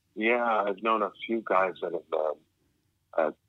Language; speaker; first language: English; native; English